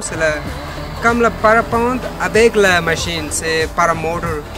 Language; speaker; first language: French; non-native, learner; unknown